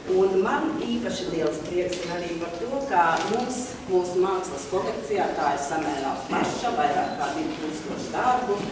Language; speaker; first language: Latvian; native; Latvian